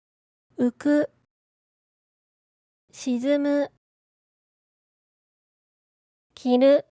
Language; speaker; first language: Japanese; native; Japanese